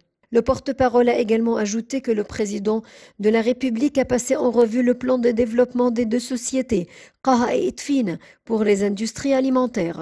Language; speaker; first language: French; non-native, fluent; Arabic